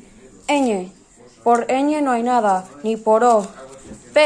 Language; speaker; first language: Spanish; native; Spanish